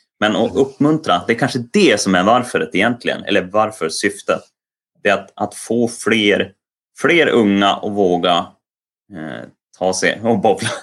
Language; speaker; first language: Swedish; native; Swedish